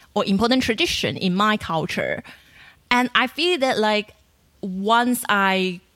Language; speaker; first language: English; non-native, fluent; Chinese